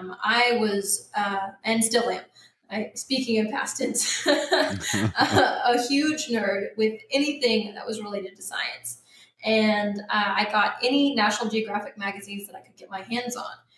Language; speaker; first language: English; native; English